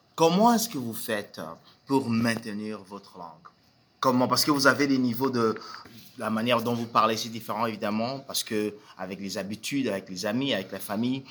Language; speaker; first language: French; non-native, local second language; Swahili